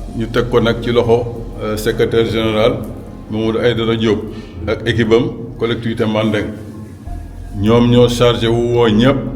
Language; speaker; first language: Wolof; non-native, local second language; Mandingo